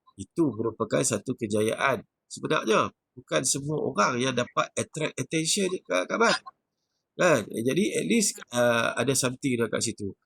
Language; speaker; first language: Malay; native; Malay